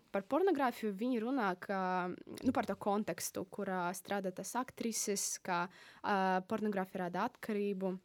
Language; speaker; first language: Latvian; non-native, local second language; Russian